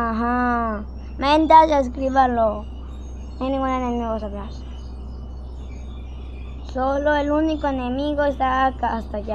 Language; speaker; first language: Spanish; native; Spanish